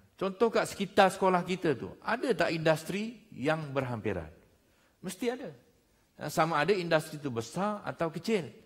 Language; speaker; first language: Malay; native; Malay